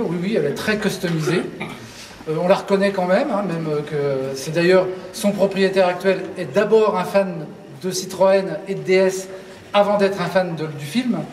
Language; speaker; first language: French; native; French